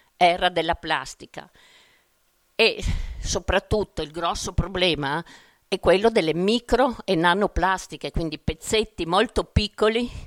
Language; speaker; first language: Italian; native; Italian